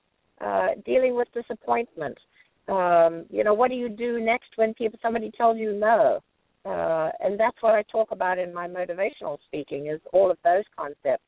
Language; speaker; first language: English; native; English